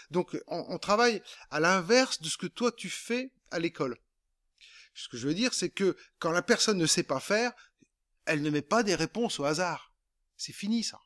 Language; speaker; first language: French; native; French